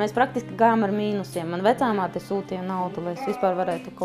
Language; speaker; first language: Latvian; native; Latvian